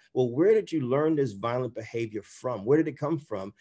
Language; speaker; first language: English; native; English